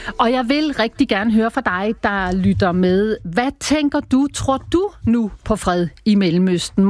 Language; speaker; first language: Danish; native; Danish